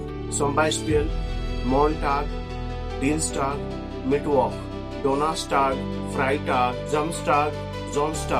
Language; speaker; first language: German; non-native, learner; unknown